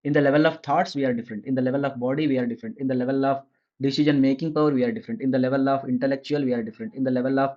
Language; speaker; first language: English; non-native, local second language; Kannada